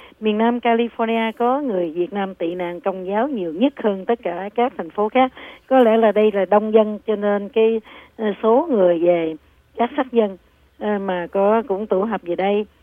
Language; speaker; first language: Vietnamese; native; Vietnamese